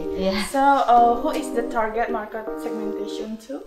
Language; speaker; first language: English; non-native, learner; Indonesian